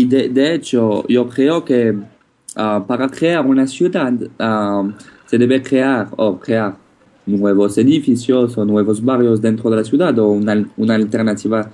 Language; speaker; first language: Spanish; non-native, fluent; French